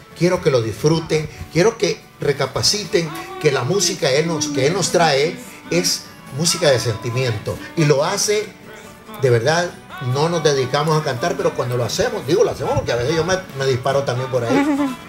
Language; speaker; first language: Spanish; native; Spanish